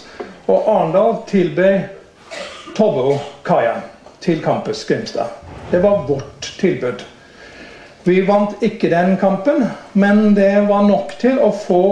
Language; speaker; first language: Norwegian; non-native, fluent; English